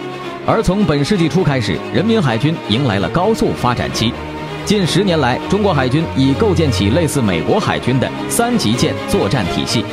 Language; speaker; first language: Chinese; native; Chinese